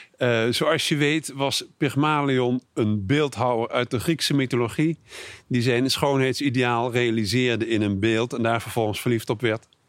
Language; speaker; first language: Dutch; native; Dutch